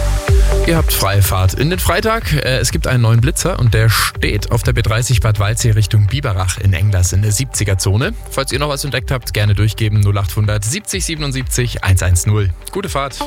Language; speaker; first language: German; native; German